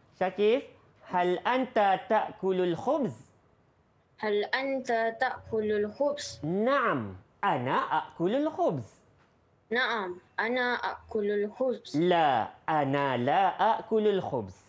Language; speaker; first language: Arabic; non-native, fluent; Malay